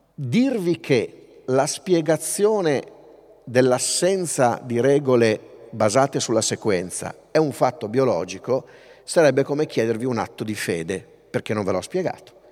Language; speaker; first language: Italian; native; Italian